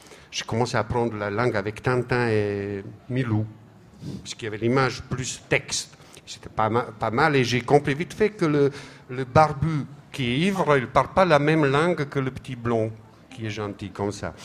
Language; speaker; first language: French; non-native, fluent; Serbian